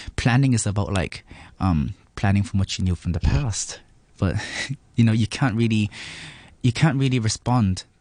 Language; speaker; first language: English; non-native, local second language; Cantonese